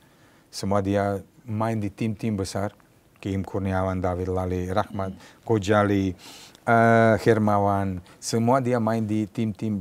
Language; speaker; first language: Indonesian; non-native, fluent; Serbian